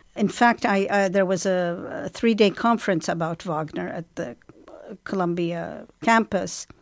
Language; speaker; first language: English; non-native, fluent; Arabic